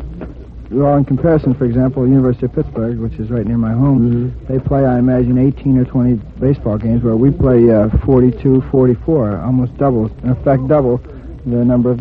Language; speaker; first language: English; native; English